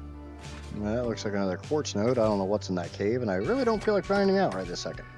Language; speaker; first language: English; native; English